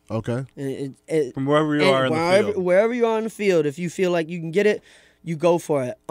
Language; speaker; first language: English; native; English